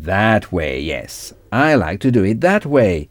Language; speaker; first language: English; non-native, fluent; French